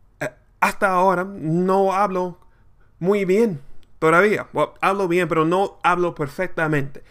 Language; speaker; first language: Spanish; non-native, learner; English